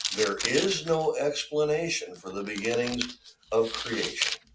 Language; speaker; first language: English; native; English